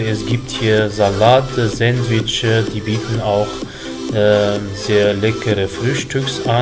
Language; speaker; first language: German; non-native, fluent; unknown